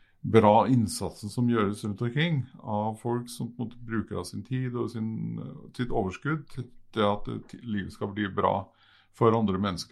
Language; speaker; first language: Norwegian; native; Norwegian